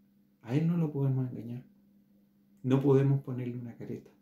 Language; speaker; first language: Spanish; native; Spanish